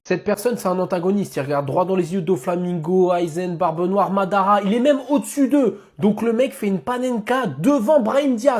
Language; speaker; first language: French; native; French